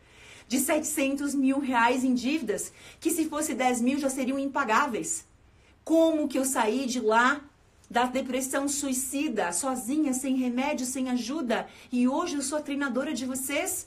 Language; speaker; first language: Portuguese; native; Portuguese